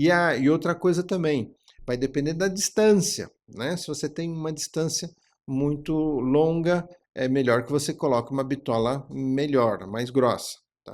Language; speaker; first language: Portuguese; native; Portuguese